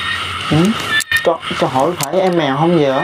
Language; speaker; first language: Vietnamese; native; Vietnamese